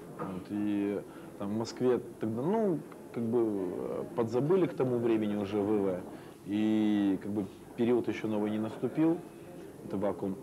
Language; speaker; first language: Russian; native; Russian